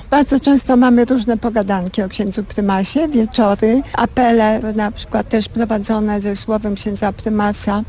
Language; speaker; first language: Polish; native; Polish